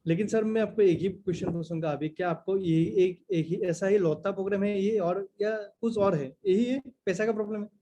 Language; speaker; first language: Hindi; non-native, local second language; Assamese